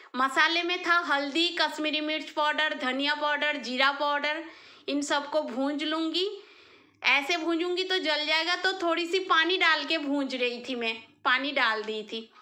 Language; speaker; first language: Hindi; non-native, local second language; Bangla